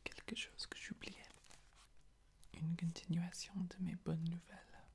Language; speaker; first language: French; non-native, fluent; English